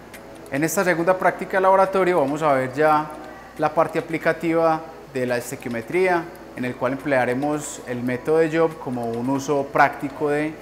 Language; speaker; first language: Spanish; native; Spanish